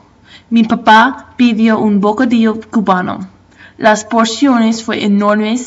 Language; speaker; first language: Spanish; non-native, learner; English